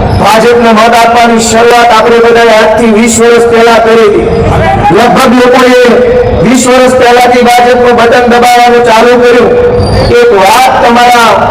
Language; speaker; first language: Gujarati; native; Gujarati